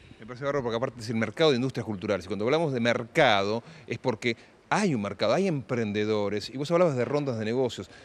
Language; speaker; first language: Spanish; native; Spanish